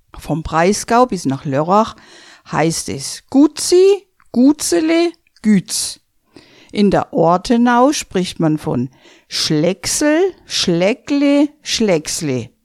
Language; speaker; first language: German; native; German